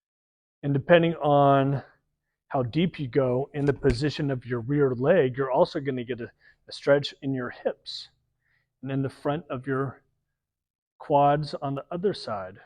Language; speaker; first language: English; native; English